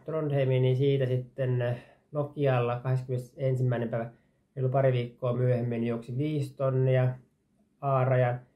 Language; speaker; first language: Finnish; native; Finnish